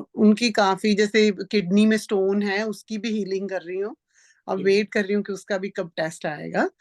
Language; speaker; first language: Hindi; non-native, local second language; Punjabi